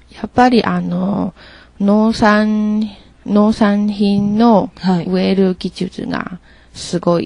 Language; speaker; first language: Japanese; non-native, learner; Chinese